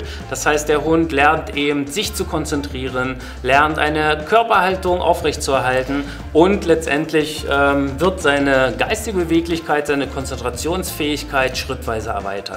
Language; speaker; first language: German; native; German